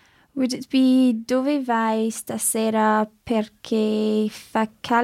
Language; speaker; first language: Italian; non-native, learner; English